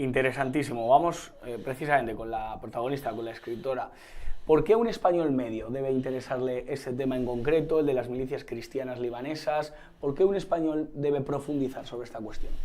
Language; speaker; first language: Spanish; native; Spanish